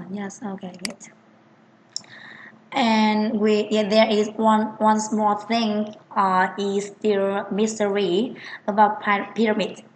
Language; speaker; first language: English; non-native, fluent; Vietnamese